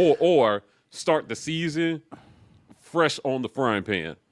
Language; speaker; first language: English; native; English